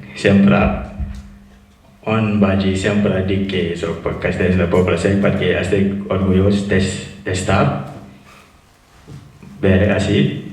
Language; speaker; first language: Spanish; non-native, fluent; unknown